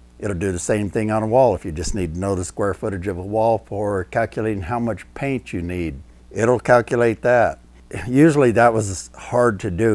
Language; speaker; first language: English; native; English